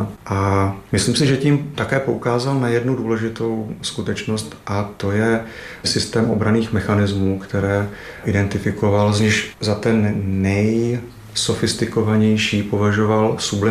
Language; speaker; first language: Czech; native; Czech